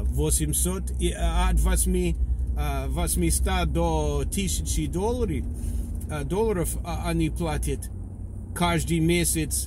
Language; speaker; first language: Russian; non-native, learner; English